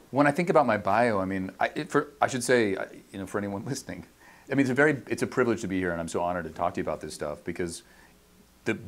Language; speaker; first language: English; native; English